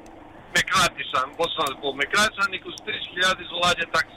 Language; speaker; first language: Greek; early bilingual, heritage; Greek